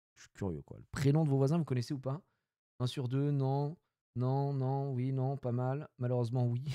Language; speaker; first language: French; native; French